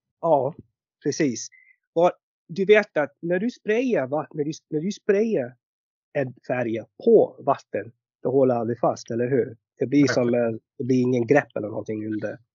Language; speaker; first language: Swedish; non-native, fluent; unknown